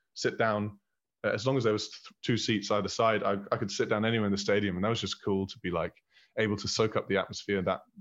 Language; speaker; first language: English; early bilingual, heritage; German